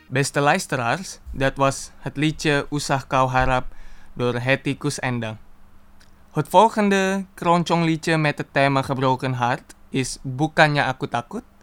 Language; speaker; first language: Dutch; non-native, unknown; Indonesian